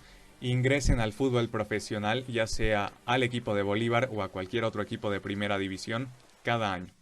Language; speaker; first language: Spanish; native; Spanish